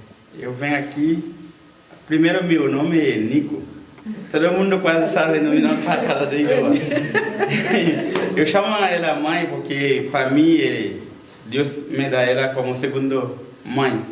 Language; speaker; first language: Portuguese; non-native, learner; Haitian Creole